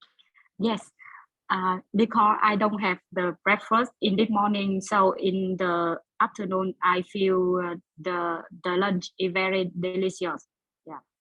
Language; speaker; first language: English; non-native, learner; Vietnamese